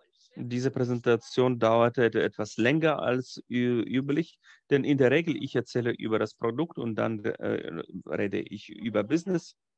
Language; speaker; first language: German; non-native, fluent; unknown